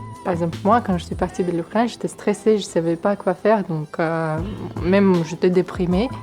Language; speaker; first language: French; non-native, fluent; Ukrainian